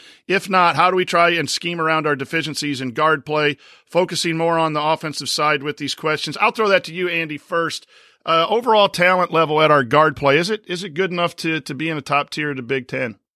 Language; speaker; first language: English; native; English